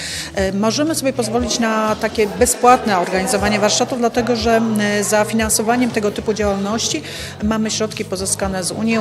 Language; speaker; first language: Polish; native; Polish